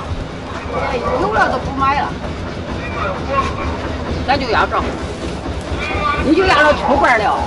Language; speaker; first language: Chinese; native; Chinese